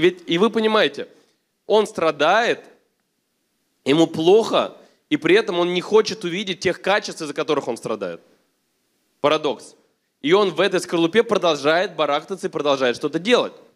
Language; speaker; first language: Russian; native; Russian